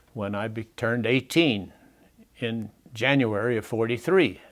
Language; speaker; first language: English; native; English